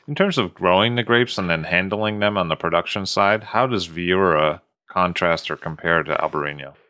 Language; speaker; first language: English; native; English